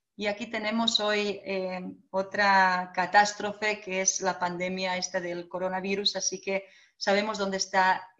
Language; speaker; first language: Spanish; non-native, fluent; Croatian